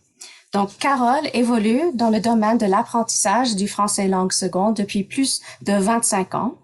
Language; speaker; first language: French; non-native, local second language; English